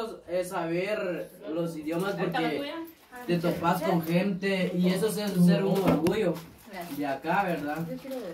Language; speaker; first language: Spanish; native; Spanish